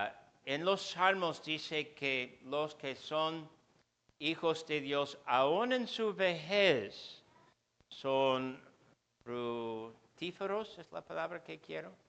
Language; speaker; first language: Spanish; non-native, fluent; English